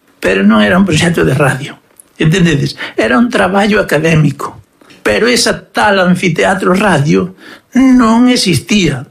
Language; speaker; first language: Galician; native; Galician